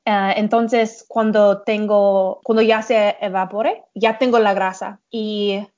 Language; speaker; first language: Spanish; non-native, learner; English